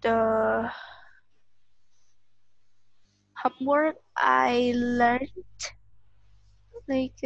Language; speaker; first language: English; non-native, learner; Vietnamese